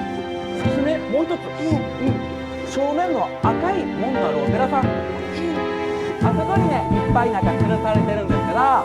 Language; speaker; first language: Japanese; native; Japanese